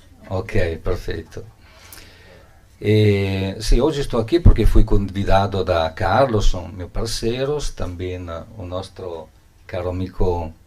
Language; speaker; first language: Portuguese; non-native, learner; Italian